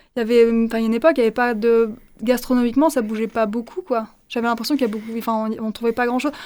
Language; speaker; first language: French; native; French